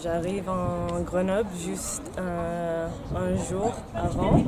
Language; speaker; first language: French; non-native, learner; English